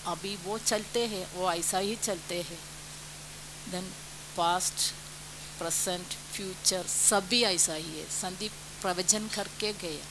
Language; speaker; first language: Hindi; non-native, local second language; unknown